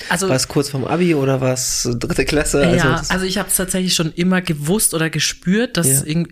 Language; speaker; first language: German; native; German